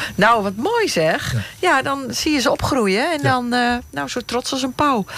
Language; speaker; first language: Dutch; native; Dutch